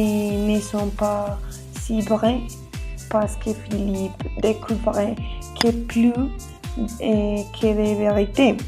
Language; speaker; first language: French; non-native, learner; Spanish